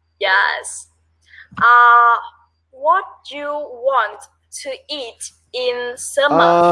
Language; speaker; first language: English; non-native, learner; Vietnamese